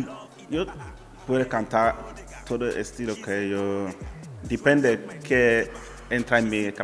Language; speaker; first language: Spanish; non-native, learner; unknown